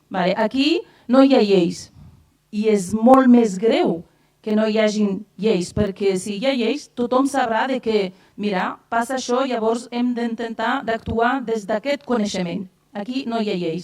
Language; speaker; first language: Catalan; non-native, fluent; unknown